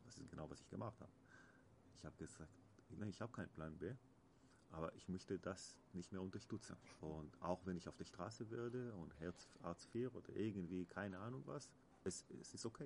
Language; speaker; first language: German; non-native, learner; Hebrew